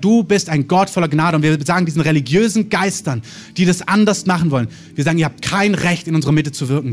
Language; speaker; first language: German; native; German